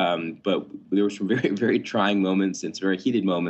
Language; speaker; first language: English; native; English